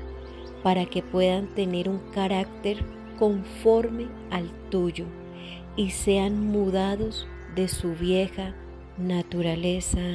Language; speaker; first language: Spanish; native; Spanish